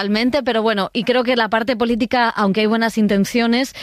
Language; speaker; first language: Spanish; native; Spanish